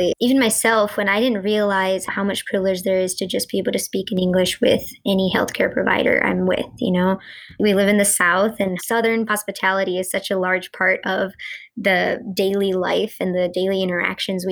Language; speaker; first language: English; early bilingual, other home language; Gujarati